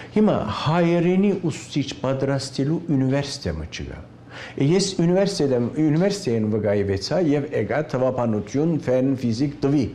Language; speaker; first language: Armenian; native; Armenian